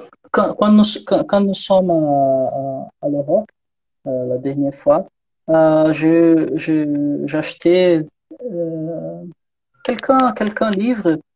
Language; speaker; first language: French; non-native, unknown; Portuguese